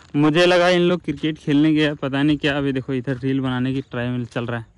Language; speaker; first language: Hindi; native; Hindi